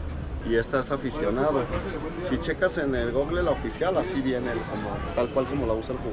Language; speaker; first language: Spanish; native; Spanish